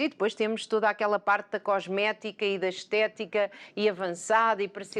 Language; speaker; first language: Portuguese; native; Portuguese